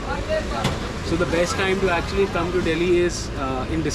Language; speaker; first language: English; non-native, local second language; Hindi